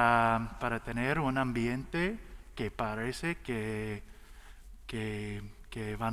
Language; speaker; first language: Spanish; non-native, learner; English